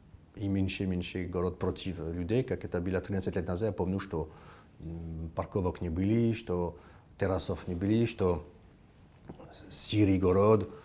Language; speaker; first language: Russian; non-native, fluent; French